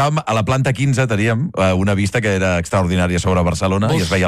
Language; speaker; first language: Catalan; native; Catalan